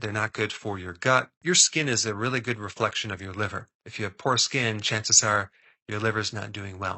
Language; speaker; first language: English; native; English